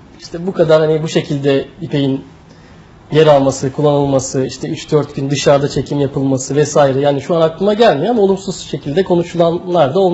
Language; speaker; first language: Turkish; native; Turkish